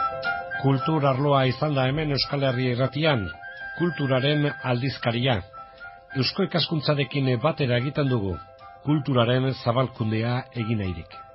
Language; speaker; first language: Basque; native; Basque